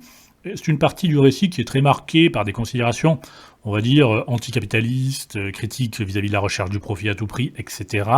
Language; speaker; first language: French; native; French